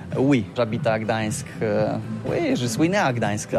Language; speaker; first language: French; non-native, learner; Polish